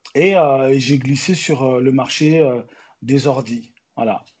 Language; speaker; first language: French; native; French